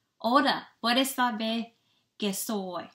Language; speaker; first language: Spanish; non-native, learner; English